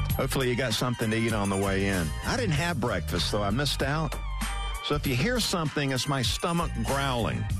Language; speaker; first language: English; native; English